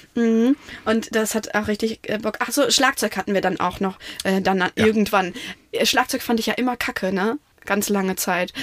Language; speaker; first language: German; non-native, local second language; Russian